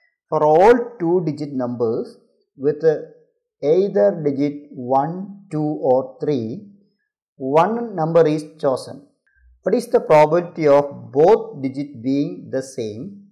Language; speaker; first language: English; non-native, local second language; Malayalam